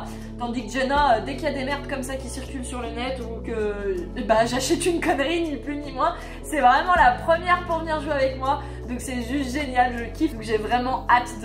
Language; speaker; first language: French; native; French